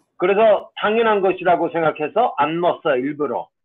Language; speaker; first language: Korean; non-native, fluent; English